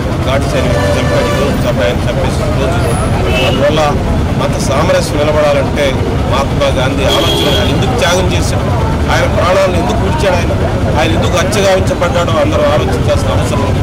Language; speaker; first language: Telugu; native; Telugu